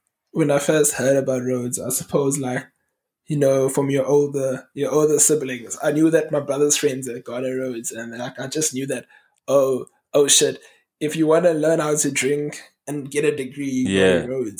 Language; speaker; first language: English; native; English